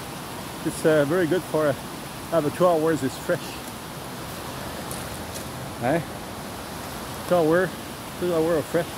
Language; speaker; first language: English; non-native, learner; French